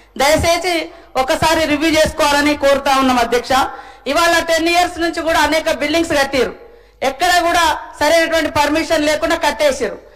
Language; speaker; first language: Telugu; native; Telugu